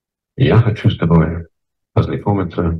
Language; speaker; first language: Russian; non-native, fluent; English